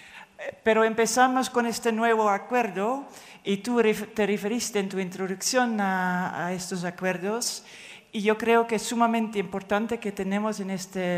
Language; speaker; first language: Spanish; non-native, fluent; Dutch